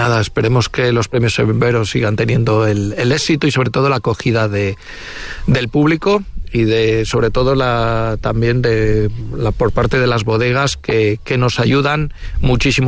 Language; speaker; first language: Spanish; native; Spanish